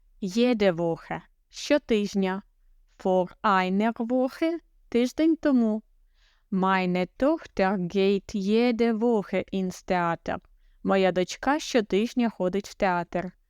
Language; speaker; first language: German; non-native, fluent; Ukrainian